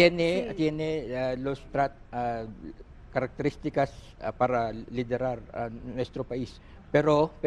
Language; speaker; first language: Spanish; non-native, learner; Filipino